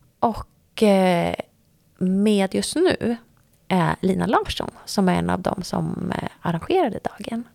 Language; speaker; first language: Swedish; native; Swedish